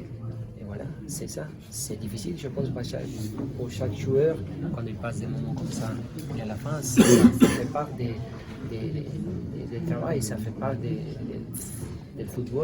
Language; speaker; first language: French; non-native, learner; Spanish